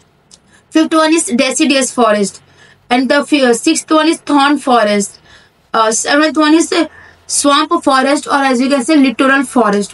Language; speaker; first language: English; non-native, local second language; Hindi